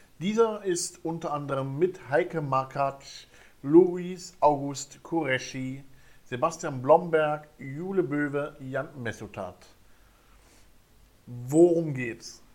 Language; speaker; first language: German; native; German